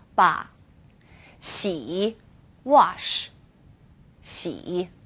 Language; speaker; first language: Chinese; non-native, fluent; English